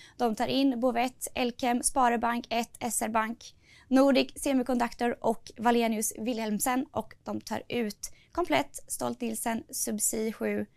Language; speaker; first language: Swedish; native; Swedish